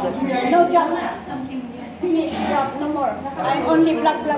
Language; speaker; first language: English; non-native, learner; Filipino